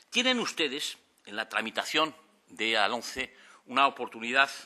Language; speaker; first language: Spanish; native; Spanish